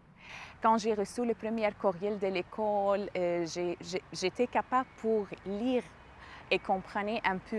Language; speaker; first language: French; non-native, learner; Arabic